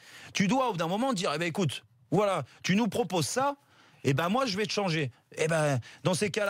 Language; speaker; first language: French; native; French